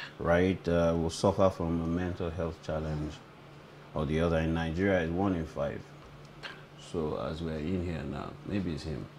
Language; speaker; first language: English; non-native, local second language; Yoruba